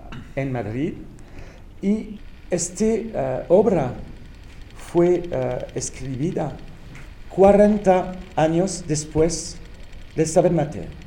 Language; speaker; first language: Spanish; non-native, fluent; French